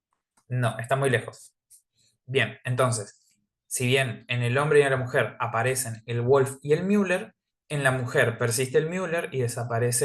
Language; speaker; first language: Spanish; native; Spanish